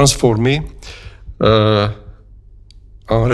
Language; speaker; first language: French; non-native, fluent; Romanian